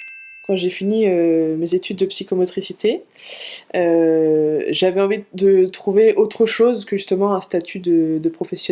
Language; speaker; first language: French; native; French